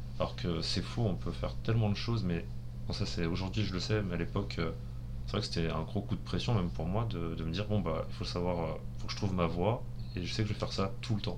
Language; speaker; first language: French; early bilingual, other home language; Spanish